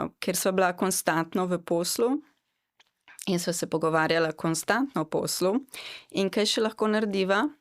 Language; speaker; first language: Slovenian; non-native, local second language; Hungarian